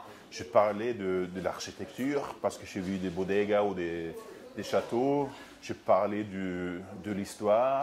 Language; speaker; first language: French; non-native, fluent; Swedish